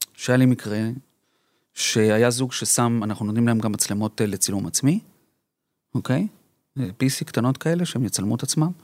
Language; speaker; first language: Hebrew; early bilingual, other home language; Spanish